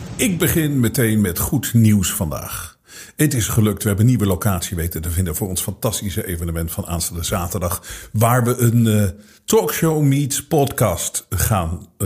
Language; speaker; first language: Dutch; native; Dutch